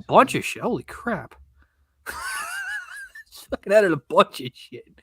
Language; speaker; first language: English; native; English